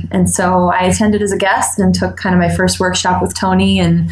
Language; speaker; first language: English; native; English